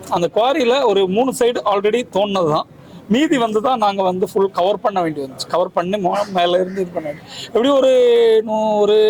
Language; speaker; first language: Tamil; non-native, local second language; Malayalam